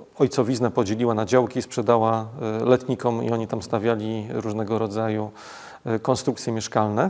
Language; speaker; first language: Polish; native; Polish